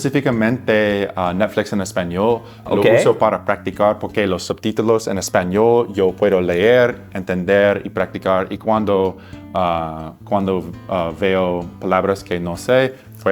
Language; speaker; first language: Spanish; non-native, learner; English